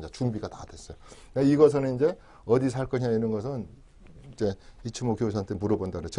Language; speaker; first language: Korean; native; Korean